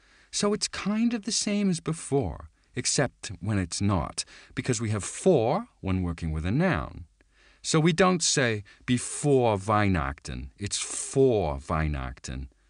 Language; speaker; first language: English; native; English